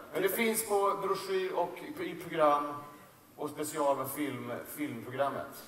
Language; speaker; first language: Swedish; native; Swedish